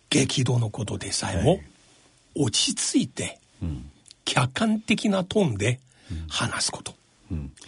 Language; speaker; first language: Japanese; non-native, fluent; Chinese